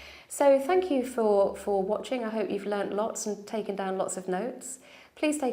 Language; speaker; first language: English; native; English